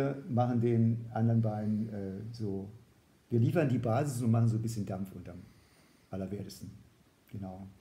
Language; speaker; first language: German; native; German